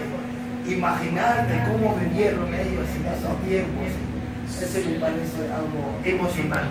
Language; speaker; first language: Spanish; non-native, fluent; Afrikaans